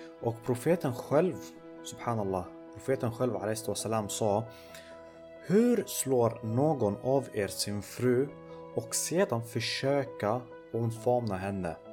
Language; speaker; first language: Swedish; early bilingual, other home language; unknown